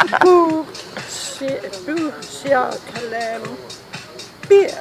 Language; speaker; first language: Turkish; non-native, learner; English